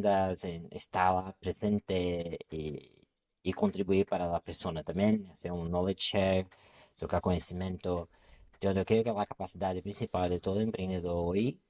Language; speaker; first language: Spanish; non-native, local second language; Portuguese